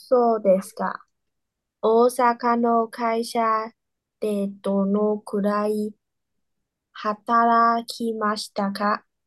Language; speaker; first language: Japanese; non-native, learner; Chinese